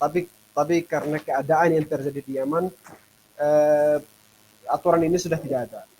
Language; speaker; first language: Indonesian; non-native, fluent; Arabic